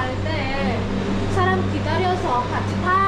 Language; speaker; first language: Korean; non-native, learner; Vietnamese